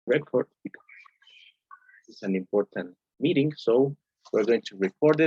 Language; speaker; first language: English; non-native, fluent; Spanish